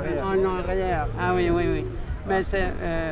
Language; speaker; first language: French; non-native, learner; English